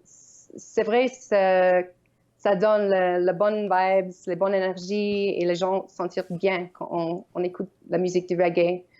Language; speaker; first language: French; non-native, learner; Ukrainian